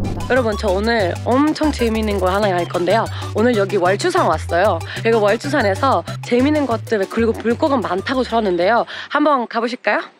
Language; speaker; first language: Korean; non-native, fluent; Turkish